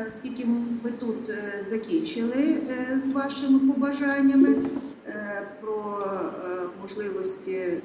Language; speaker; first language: Ukrainian; non-native, local second language; Russian